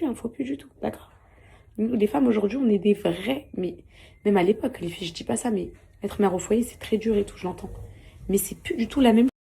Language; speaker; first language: French; native; French